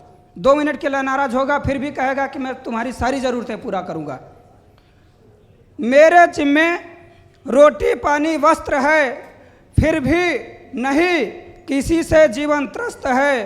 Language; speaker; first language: Hindi; native; Hindi